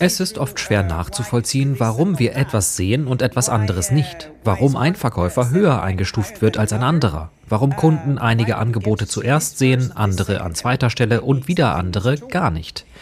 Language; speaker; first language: German; native; German